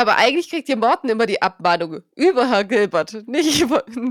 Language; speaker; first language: German; native; German